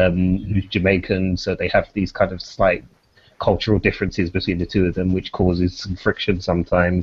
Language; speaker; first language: English; native; English